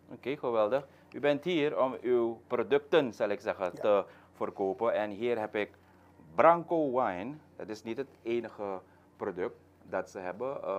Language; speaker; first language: Dutch; native; Dutch